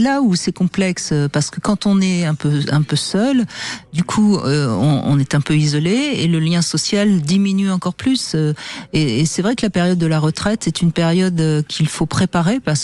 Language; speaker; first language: French; native; French